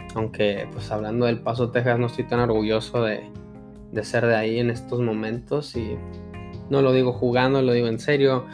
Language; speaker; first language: Spanish; early bilingual, heritage; Spanish